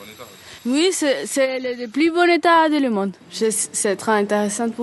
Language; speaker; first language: French; non-native, learner; Spanish